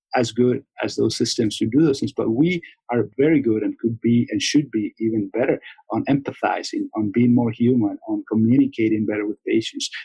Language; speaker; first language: English; non-native, fluent; Spanish